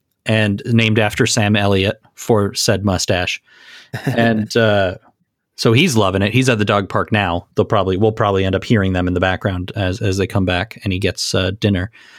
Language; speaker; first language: English; native; English